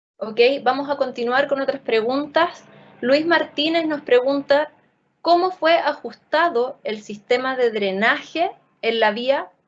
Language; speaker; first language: Spanish; native; Spanish